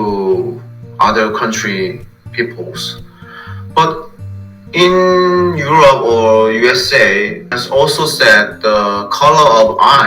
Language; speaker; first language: English; non-native, fluent; Korean